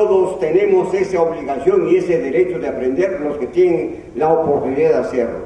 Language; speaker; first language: Spanish; non-native, local second language; Zapotec